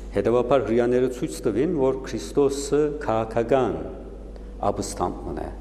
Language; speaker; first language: Armenian; native; Armenian